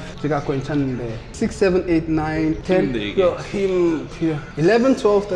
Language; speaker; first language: Korean; non-native, learner; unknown